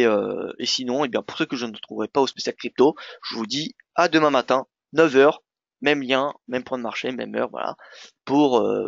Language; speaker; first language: French; native; French